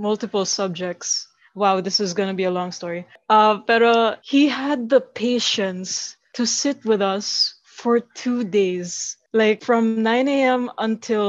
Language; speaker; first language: English; non-native, local second language; Filipino